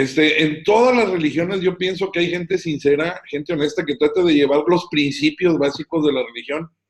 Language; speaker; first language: Spanish; native; Spanish